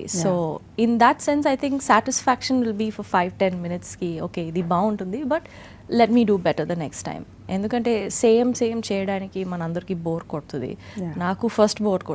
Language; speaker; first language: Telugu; non-native, fluent; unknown